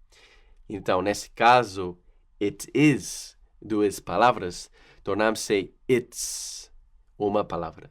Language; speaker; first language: Portuguese; non-native, fluent; English